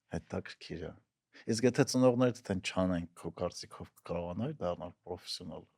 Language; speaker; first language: Armenian; native; Armenian